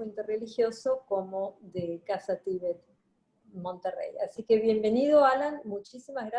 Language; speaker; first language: Spanish; native; Spanish